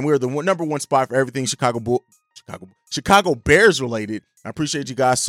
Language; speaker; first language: English; native; English